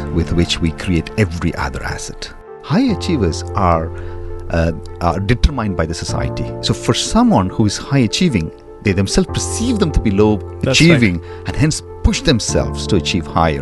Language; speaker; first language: English; non-native, local second language; Tamil